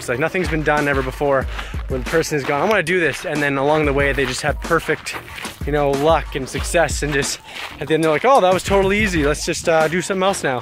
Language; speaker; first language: English; native; English